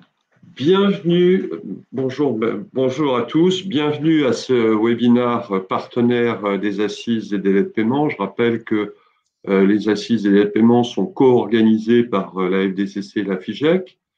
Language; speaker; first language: French; native; French